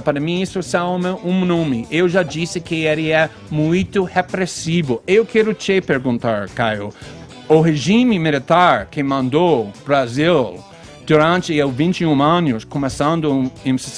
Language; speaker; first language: Portuguese; non-native, fluent; English